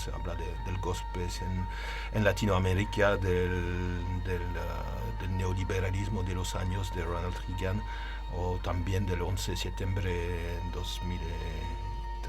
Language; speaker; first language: Spanish; non-native, learner; French